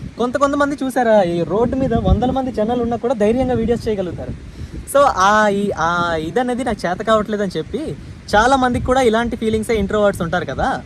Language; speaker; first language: Telugu; native; Telugu